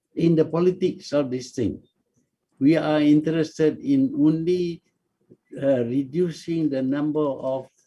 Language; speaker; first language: English; non-native, local second language; Malay